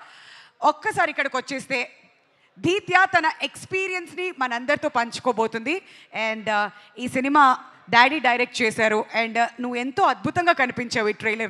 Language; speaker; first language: Telugu; native; Telugu